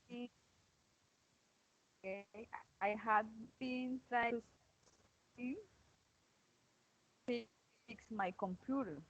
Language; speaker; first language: English; non-native, learner; Spanish